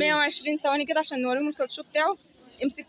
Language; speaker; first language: Arabic; native; Arabic